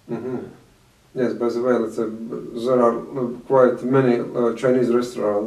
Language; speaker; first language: English; non-native, fluent; Latvian